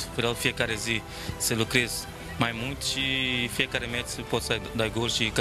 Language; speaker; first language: Romanian; non-native, learner; Portuguese